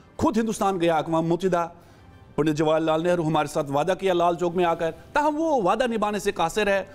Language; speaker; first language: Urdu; non-native, local second language; Kashmiri